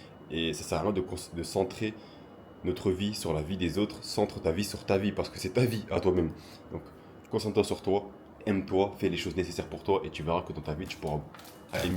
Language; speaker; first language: French; native; French